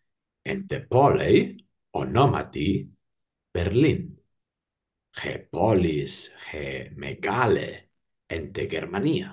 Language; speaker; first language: Greek; non-native, learner; Spanish